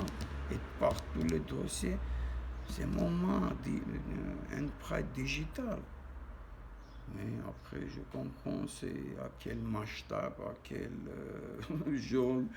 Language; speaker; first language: French; non-native, learner; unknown